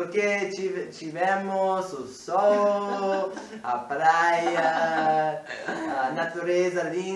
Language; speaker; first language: Portuguese; non-native, fluent; English